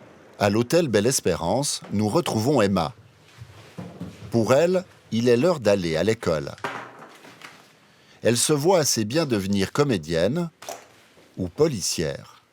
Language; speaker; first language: French; native; French